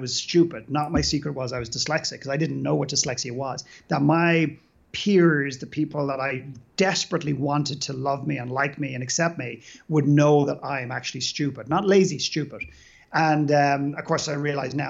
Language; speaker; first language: English; native; English